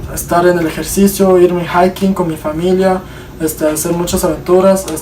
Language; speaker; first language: Spanish; early bilingual, heritage; Spanish